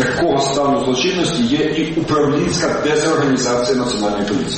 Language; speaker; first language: Ukrainian; native; Ukrainian